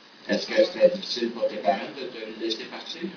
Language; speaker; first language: French; native; French